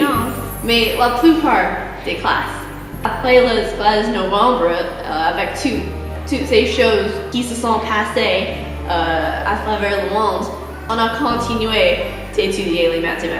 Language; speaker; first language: French; non-native, learner; English